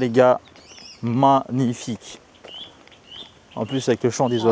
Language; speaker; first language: French; native; French